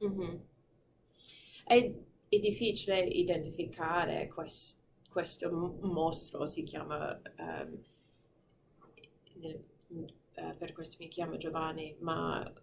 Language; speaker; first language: Italian; non-native, fluent; English